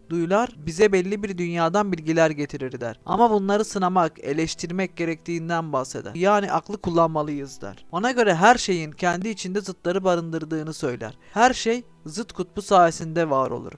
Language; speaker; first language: Turkish; native; Turkish